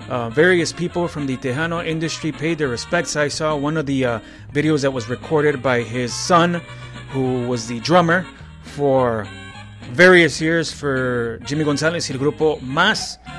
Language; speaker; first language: English; early bilingual, other home language; Spanish